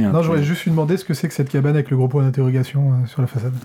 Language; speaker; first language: French; native; French